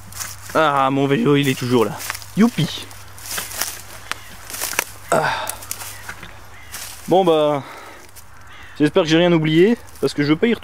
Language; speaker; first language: French; native; French